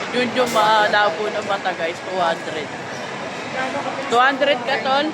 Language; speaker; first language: Filipino; native; Filipino